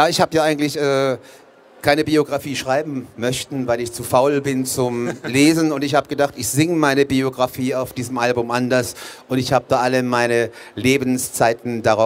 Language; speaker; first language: German; native; German